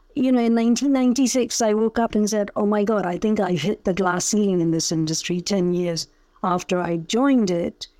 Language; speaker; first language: English; early bilingual, other home language; Punjabi